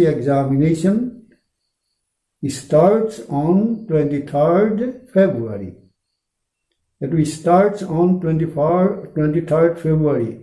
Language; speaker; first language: English; non-native, local second language; Assamese